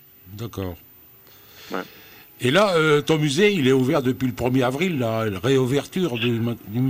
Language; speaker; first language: French; native; French